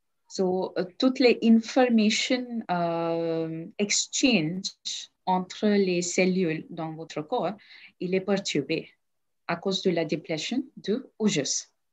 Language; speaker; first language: French; non-native, learner; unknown